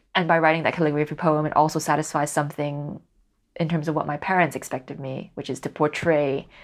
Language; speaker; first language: English; non-native, local second language; Cantonese